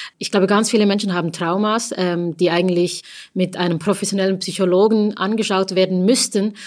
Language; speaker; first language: German; early bilingual, other home language; Tamil